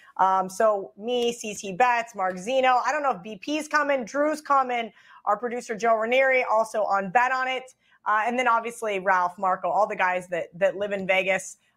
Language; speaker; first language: English; native; English